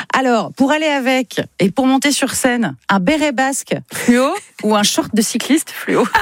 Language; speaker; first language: French; native; French